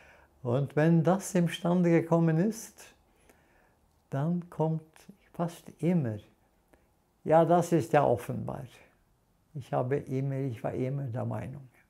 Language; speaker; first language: German; non-native, fluent; Norwegian